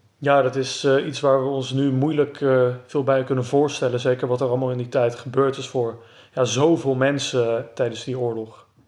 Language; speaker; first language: Dutch; native; Dutch